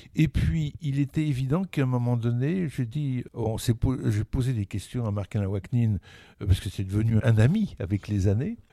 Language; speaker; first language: French; native; French